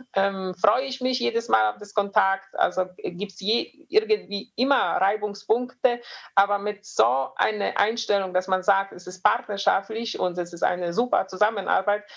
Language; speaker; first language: German; non-native, fluent; Polish